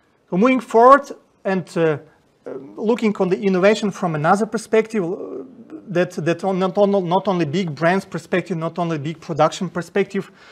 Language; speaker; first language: English; non-native, fluent; Ukrainian